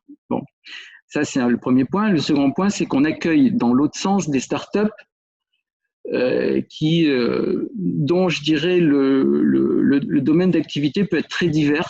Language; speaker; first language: French; native; French